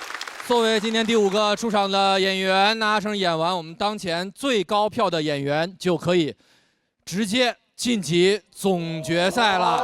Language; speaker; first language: Chinese; native; Chinese